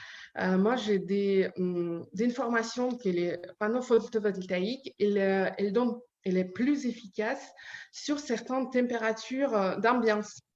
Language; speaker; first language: French; non-native, learner; Ukrainian